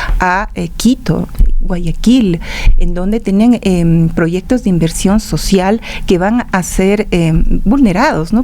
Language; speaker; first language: Spanish; native; Spanish